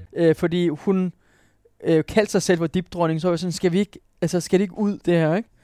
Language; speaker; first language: Danish; non-native, fluent; Turkish